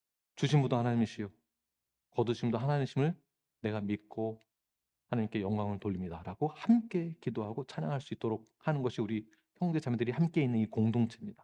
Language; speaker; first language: Korean; native; Korean